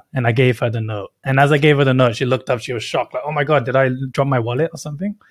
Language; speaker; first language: English; native; English